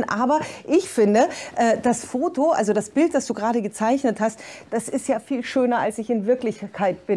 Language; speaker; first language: German; native; German